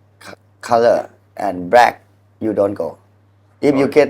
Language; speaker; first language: English; non-native, learner; Thai